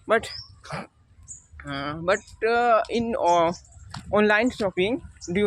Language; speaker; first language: English; non-native, learner; Hindi